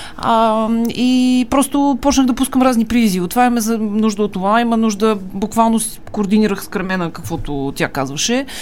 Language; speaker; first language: Bulgarian; native; Bulgarian